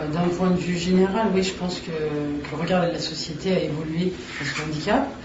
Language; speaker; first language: French; native; French